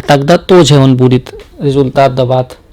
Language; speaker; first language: Russian; non-native, learner; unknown